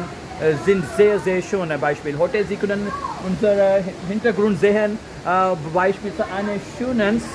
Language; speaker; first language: German; non-native, learner; Urdu